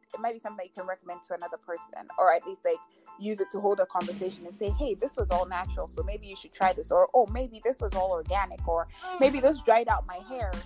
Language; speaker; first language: English; non-native, local second language; Akan